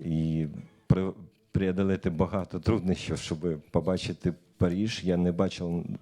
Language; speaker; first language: Ukrainian; non-native, local second language; Russian